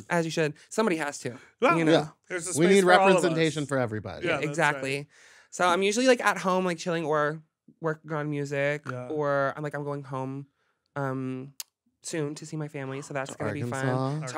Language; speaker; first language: English; native; English